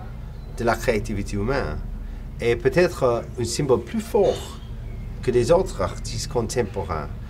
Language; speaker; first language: French; non-native, fluent; English